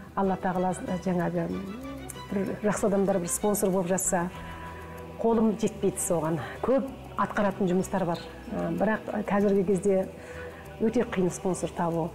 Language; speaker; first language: Kazakh; early bilingual, heritage; Kazakh